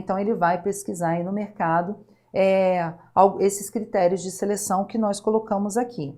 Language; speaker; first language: Portuguese; native; Portuguese